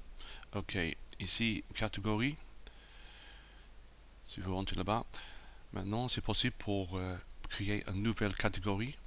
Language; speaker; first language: French; non-native, learner; English